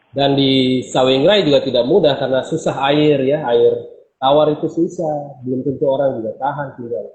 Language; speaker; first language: Indonesian; native; Indonesian